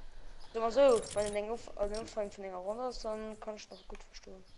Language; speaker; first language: German; non-native, local second language; Luxembourgish